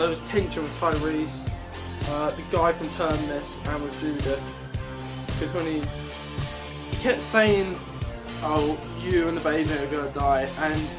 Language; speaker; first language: English; native; English